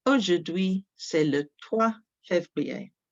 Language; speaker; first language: French; non-native, fluent; English